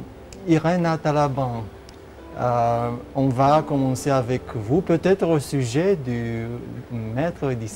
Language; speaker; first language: French; non-native, fluent; Romanian